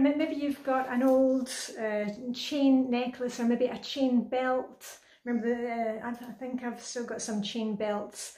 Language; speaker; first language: English; native; English